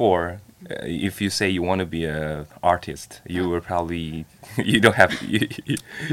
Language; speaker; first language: English; non-native, learner; Chinese